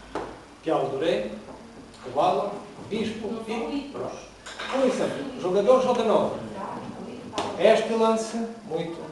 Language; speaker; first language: Portuguese; non-native, learner; Ukrainian